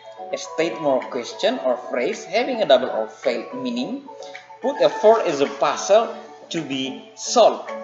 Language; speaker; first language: English; non-native, fluent; Indonesian